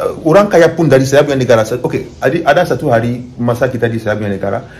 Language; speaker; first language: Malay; non-native, learner; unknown